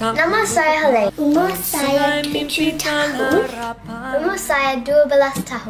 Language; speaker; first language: Indonesian; non-native, learner; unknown